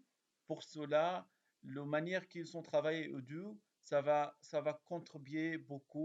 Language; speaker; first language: French; non-native, learner; Arabic